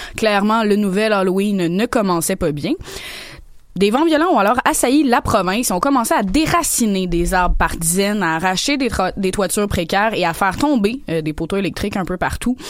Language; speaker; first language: French; native; French